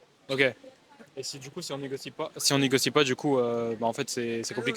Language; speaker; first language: French; native; French